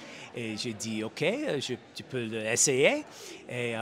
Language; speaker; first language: French; non-native, learner; English